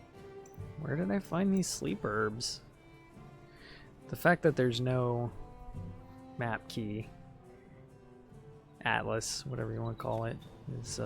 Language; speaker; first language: English; native; English